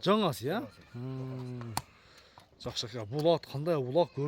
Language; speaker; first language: Kyrgyz; native; Kyrgyz